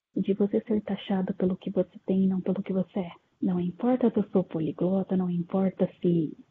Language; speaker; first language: Portuguese; native; Portuguese